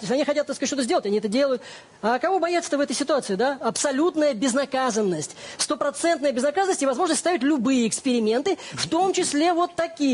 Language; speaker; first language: Russian; native; Russian